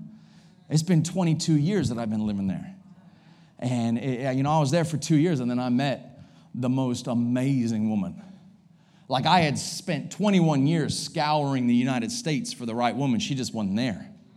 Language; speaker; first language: English; native; English